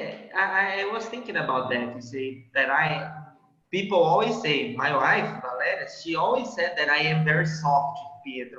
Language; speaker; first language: English; non-native, fluent; Portuguese